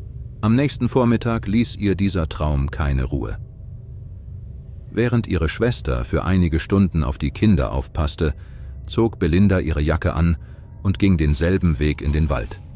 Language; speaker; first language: German; native; German